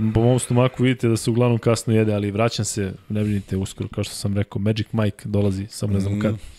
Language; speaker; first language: Serbian; native; Serbian